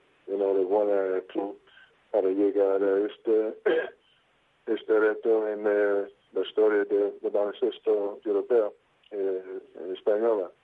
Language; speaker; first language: Spanish; non-native, fluent; English